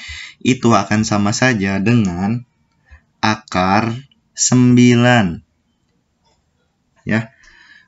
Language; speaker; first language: Indonesian; native; Indonesian